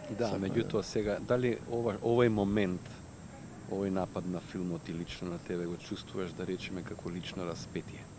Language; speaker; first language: Macedonian; native; Macedonian